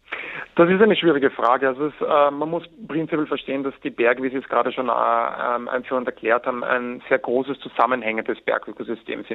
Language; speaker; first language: German; native; German